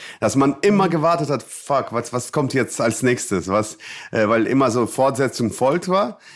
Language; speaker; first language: German; non-native, fluent; Russian